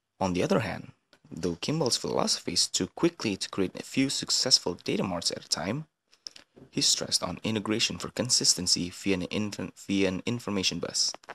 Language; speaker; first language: English; non-native, fluent; Indonesian